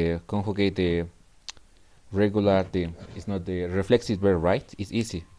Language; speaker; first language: English; non-native, fluent; Spanish